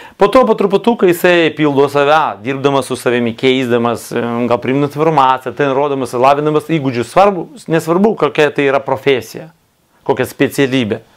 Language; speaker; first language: Lithuanian; non-native, local second language; Russian